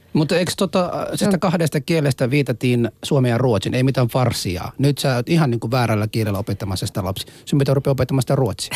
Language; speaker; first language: Finnish; non-native, fluent; Somali